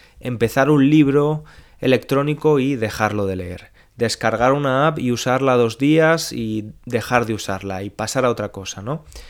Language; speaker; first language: Spanish; native; Spanish